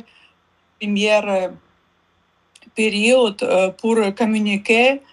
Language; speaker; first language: French; non-native, learner; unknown